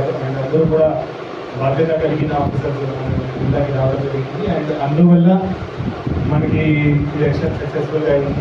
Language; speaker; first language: Telugu; native; Telugu